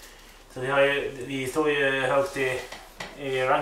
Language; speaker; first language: Swedish; native; Swedish